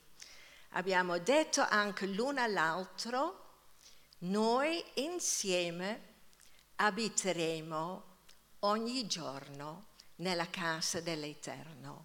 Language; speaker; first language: Italian; non-native, fluent; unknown